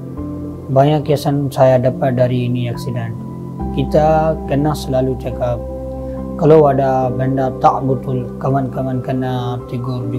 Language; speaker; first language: Indonesian; non-native, learner; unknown